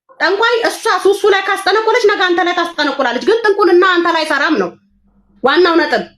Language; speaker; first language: Amharic; non-native, local second language; Oromo